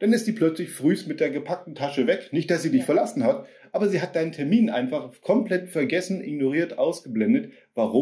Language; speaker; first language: German; native; German